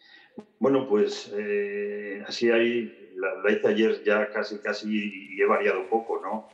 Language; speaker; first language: Spanish; native; Spanish